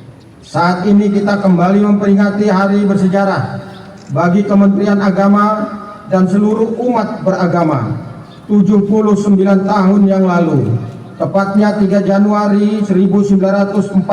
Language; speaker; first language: Indonesian; native; Indonesian